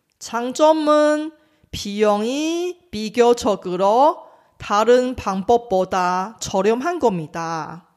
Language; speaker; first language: Korean; non-native, fluent; Chinese